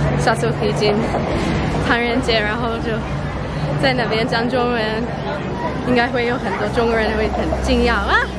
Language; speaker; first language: Chinese; non-native, fluent; English